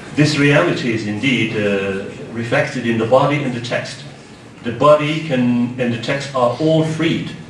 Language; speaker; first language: English; non-native, fluent; Arabic